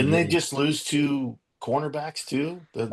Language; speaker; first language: English; native; English